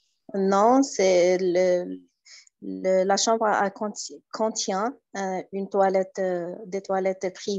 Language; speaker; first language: French; non-native, learner; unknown